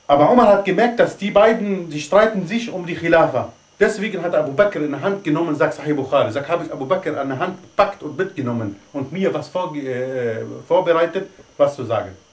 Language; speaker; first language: German; non-native, fluent; Arabic